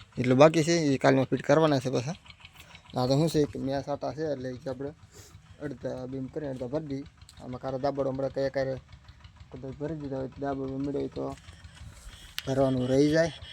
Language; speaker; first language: Gujarati; native; Gujarati